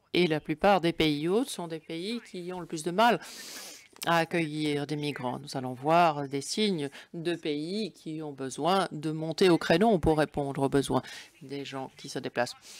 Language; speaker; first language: French; non-native, fluent; German